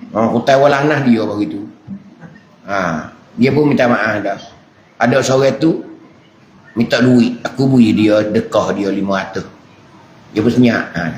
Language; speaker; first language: Malay; native; Malay